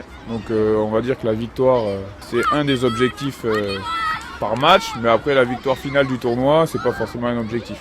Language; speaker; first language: French; native; French